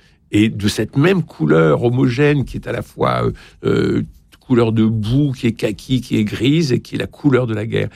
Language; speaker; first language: French; native; French